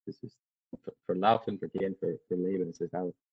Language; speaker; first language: German; non-native, learner; English